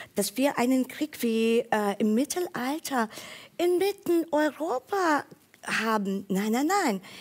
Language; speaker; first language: German; non-native, fluent; Ukrainian